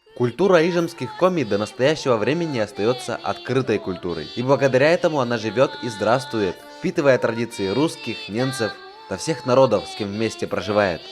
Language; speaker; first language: Russian; native; Russian